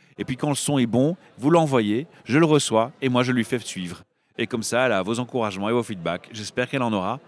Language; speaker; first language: French; native; French